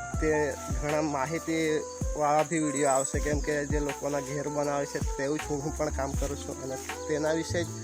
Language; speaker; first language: Gujarati; non-native, local second language; Kukna